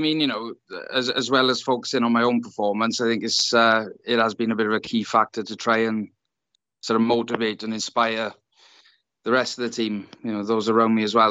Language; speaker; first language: English; native; English